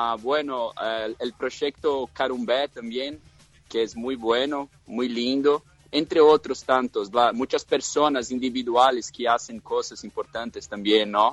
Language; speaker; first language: Spanish; non-native, fluent; Portuguese